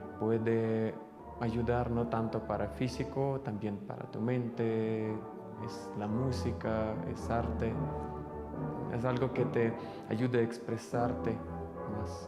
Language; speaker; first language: Spanish; non-native, fluent; Russian